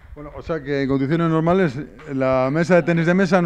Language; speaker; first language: Spanish; native; Spanish